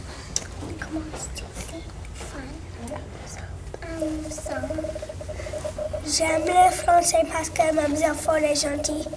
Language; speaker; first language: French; non-native, learner; English